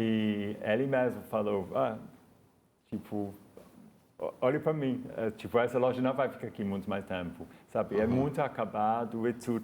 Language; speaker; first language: Portuguese; non-native, fluent; English